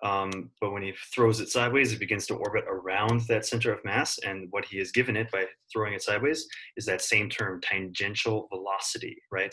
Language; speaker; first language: English; native; English